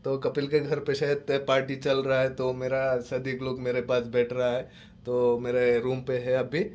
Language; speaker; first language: Hindi; non-native, local second language; Assamese